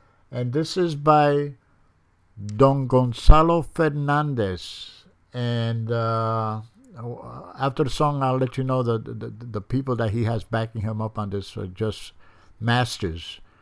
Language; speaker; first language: English; early bilingual, other home language; Spanish